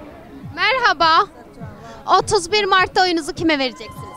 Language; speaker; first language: Turkish; native; Turkish